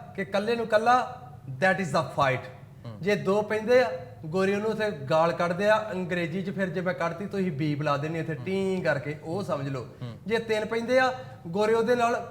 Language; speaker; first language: Punjabi; native; Punjabi